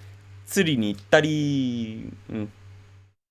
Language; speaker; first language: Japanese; non-native, fluent; English